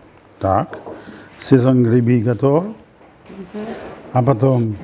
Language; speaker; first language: Russian; non-native, learner; French